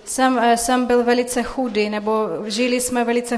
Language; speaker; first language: Czech; non-native, fluent; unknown